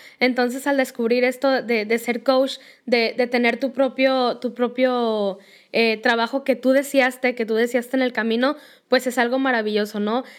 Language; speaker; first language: Spanish; native; Spanish